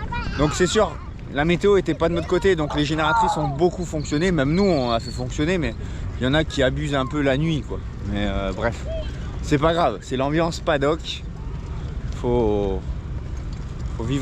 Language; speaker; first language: French; native; French